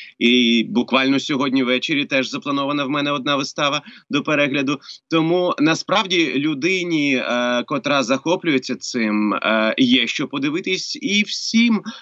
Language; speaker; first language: Ukrainian; native; Ukrainian